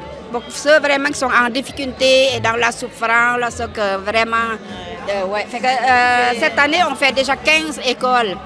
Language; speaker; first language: French; non-native, fluent; Lao